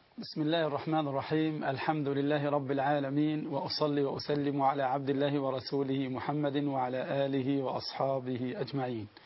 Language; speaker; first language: Arabic; native; Arabic